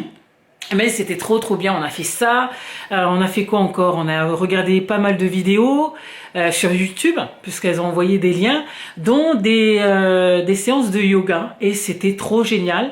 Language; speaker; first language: French; native; French